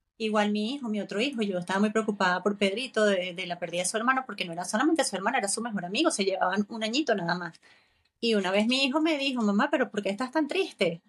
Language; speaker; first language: Spanish; native; Spanish